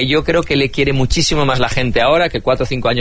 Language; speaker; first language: Spanish; native; Spanish